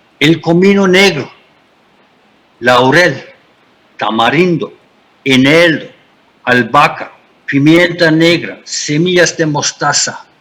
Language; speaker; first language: Spanish; non-native, fluent; Turkish